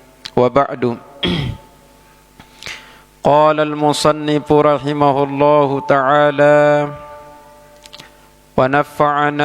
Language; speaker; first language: Arabic; non-native, fluent; Indonesian